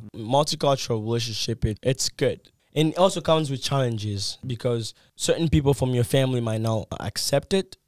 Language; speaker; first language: English; non-native, fluent; Lingala